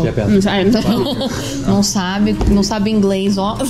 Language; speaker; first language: Portuguese; native; Portuguese